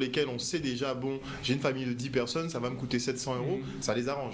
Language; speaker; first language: French; native; French